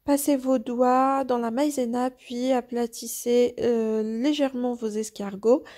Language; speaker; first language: French; non-native, local second language; Arabic